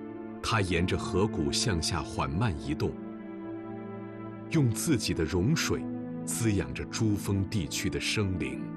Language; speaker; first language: Chinese; native; Chinese